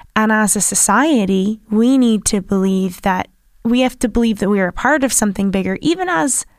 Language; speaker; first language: English; native; English